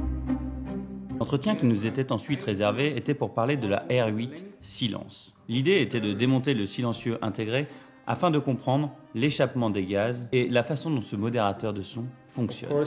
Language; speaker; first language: French; native; French